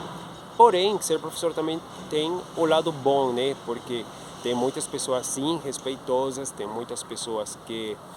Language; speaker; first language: Portuguese; non-native, fluent; Spanish